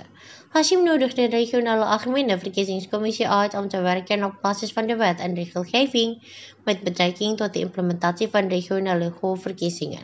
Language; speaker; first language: Dutch; non-native, fluent; Indonesian